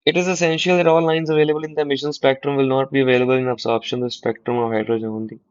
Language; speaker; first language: English; non-native, local second language; Punjabi